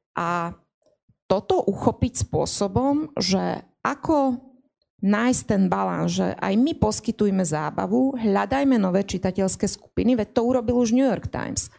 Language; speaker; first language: Slovak; native; Slovak